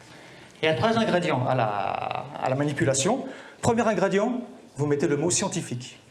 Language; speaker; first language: French; native; French